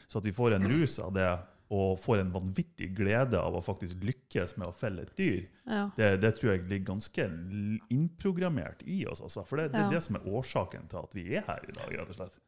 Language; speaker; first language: Norwegian; non-native, fluent; German